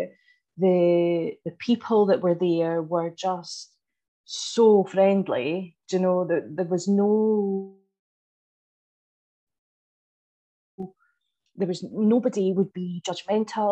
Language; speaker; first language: English; native; English